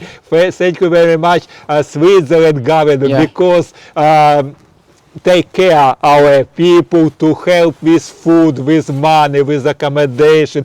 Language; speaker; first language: English; non-native, learner; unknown